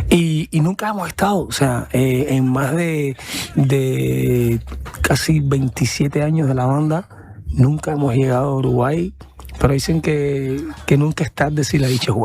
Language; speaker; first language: Spanish; native; Spanish